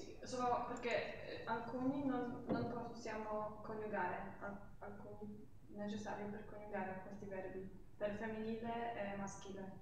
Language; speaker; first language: Italian; non-native, learner; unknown